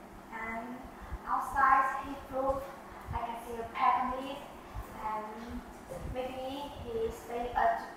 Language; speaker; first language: English; non-native, learner; Vietnamese